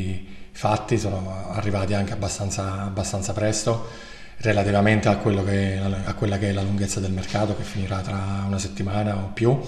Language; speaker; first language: Italian; native; Italian